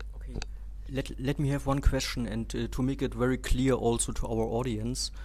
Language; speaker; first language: English; non-native, fluent; German